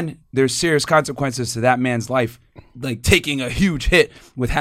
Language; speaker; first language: English; native; English